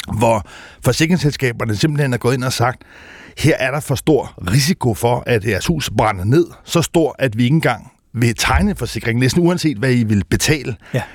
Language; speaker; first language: Danish; native; Danish